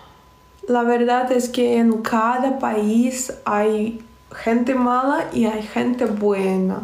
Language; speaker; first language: Spanish; non-native, fluent; Russian